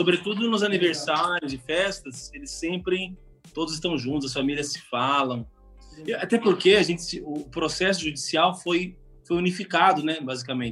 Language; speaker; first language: Portuguese; native; Portuguese